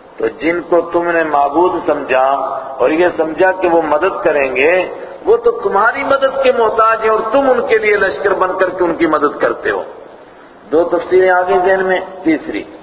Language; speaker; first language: Urdu; non-native, local second language; Punjabi